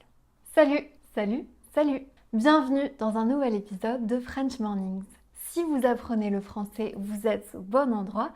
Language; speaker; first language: French; native; French